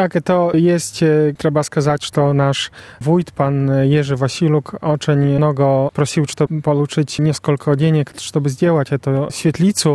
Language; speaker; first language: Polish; non-native, local second language; Belarusian